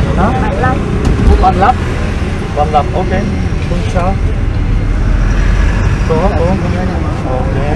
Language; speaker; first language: Vietnamese; non-native, learner; Czech